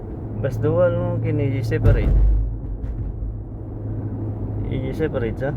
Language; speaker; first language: Arabic; non-native, learner; Filipino